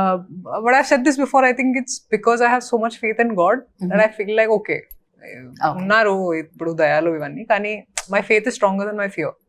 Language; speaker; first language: Telugu; non-native, local second language; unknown